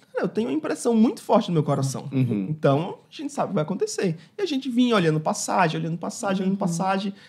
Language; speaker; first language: Portuguese; native; Portuguese